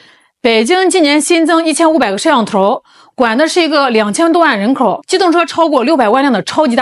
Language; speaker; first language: Chinese; native; Chinese